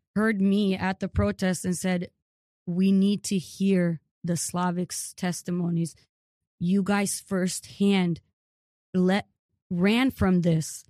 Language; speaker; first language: English; early bilingual, other home language; Ukrainian